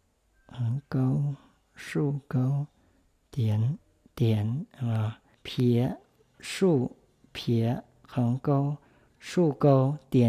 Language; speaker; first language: Chinese; non-native, fluent; Lao